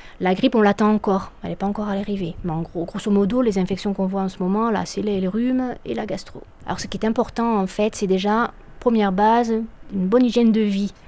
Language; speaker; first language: French; native; French